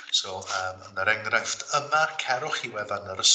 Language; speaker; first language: Welsh; native; Welsh